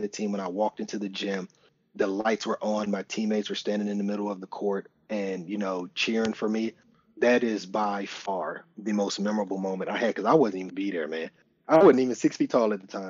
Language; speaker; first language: English; native; English